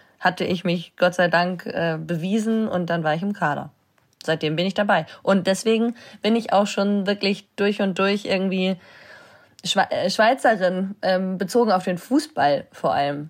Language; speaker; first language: German; native; German